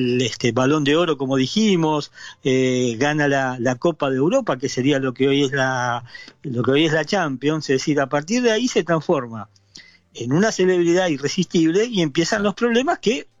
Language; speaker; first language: Spanish; native; Spanish